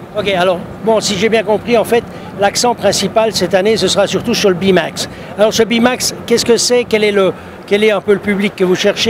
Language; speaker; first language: French; native; French